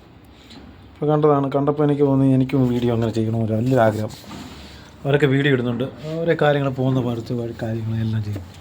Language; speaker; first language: Malayalam; native; Malayalam